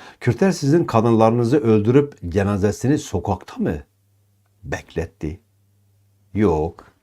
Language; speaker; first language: Turkish; non-native, local second language; Kurdish